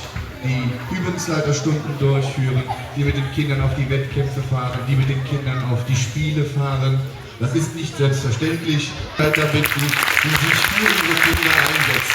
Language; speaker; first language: German; native; German